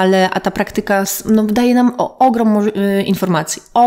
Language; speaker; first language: Polish; native; Polish